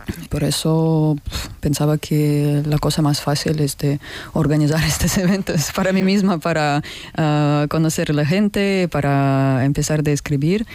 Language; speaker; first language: Spanish; non-native, learner; Russian